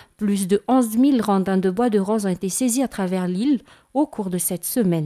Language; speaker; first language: French; non-native, local second language; Malagasy